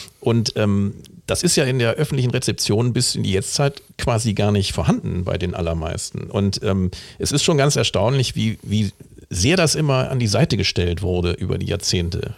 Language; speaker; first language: German; native; German